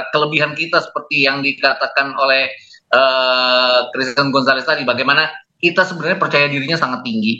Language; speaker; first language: Indonesian; native; Indonesian